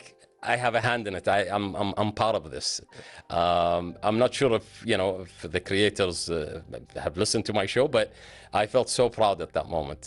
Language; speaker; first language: English; non-native, fluent; Arabic